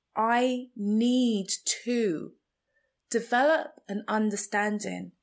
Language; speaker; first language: English; non-native, local second language; Igbo